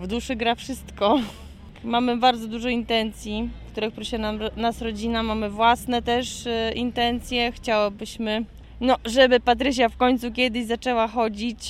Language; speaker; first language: Polish; native; Polish